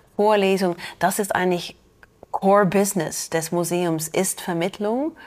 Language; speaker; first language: German; non-native, fluent; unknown